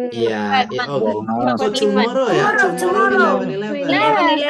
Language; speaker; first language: English; non-native, local second language; Indonesian